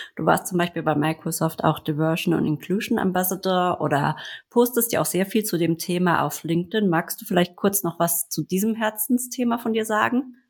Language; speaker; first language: German; native; German